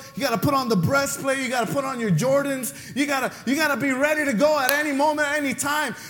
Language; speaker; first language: English; non-native, fluent; Spanish